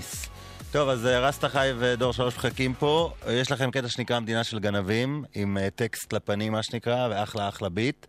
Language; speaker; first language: Hebrew; native; Hebrew